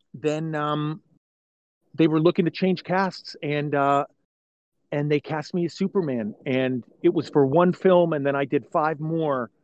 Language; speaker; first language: English; native; English